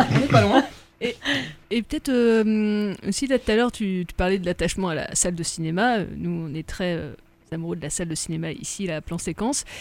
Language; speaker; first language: French; native; French